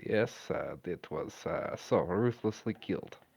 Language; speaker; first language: English; native; English